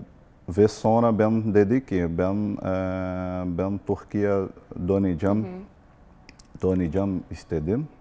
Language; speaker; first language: Turkish; non-native, learner; Portuguese